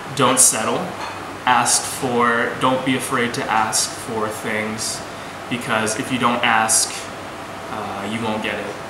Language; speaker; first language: English; native; English